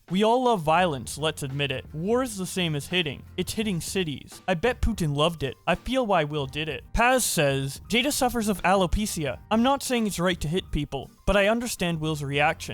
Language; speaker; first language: English; native; English